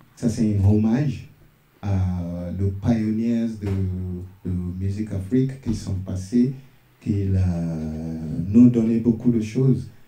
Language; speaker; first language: French; non-native, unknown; Yoruba